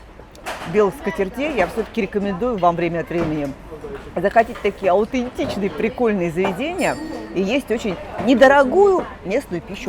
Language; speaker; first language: Russian; native; Russian